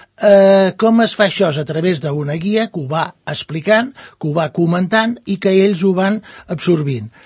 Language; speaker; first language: Catalan; non-native, local second language; Spanish